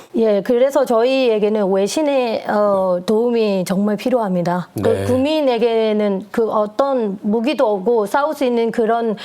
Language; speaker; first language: Korean; non-native, fluent; Burmese